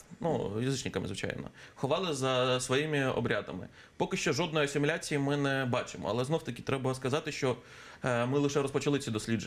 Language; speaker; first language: Ukrainian; native; Ukrainian